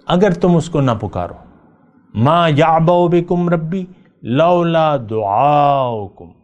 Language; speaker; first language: Urdu; native; Urdu